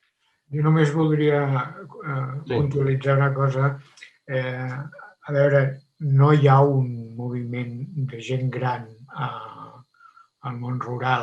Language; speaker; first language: Catalan; native; Catalan